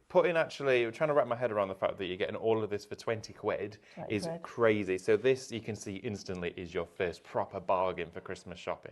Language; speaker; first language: English; native; English